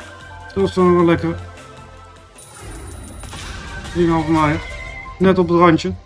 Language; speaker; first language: Dutch; native; Dutch